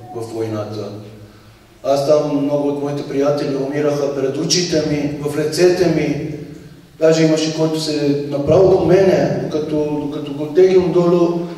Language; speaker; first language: Bulgarian; non-native, learner; Persian